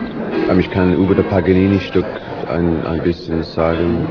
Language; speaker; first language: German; non-native, learner; English